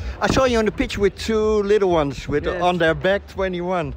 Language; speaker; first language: English; non-native, fluent; Dutch